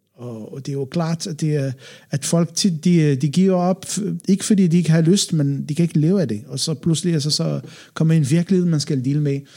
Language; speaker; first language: Danish; non-native, fluent; Arabic